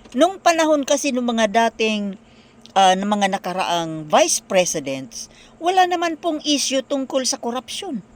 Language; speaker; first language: Filipino; non-native, local second language; Bikol